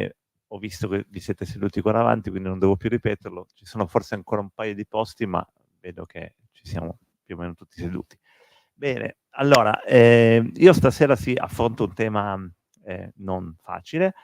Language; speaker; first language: Italian; native; Italian